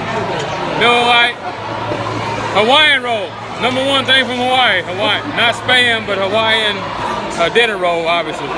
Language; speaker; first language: English; native; English